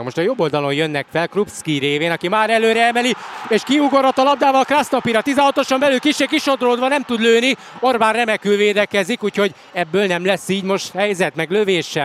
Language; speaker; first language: Hungarian; native; Hungarian